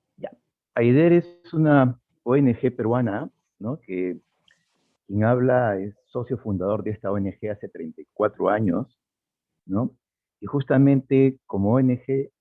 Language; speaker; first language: Spanish; native; Spanish